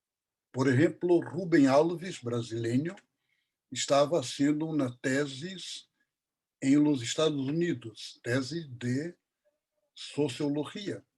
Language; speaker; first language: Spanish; non-native, learner; Portuguese